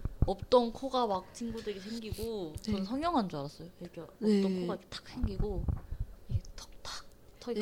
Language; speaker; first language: Korean; non-native, learner; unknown